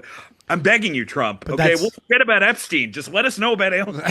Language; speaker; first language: English; native; English